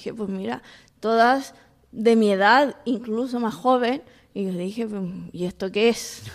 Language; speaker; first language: Spanish; native; Spanish